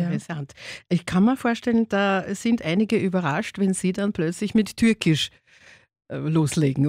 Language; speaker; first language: German; native; German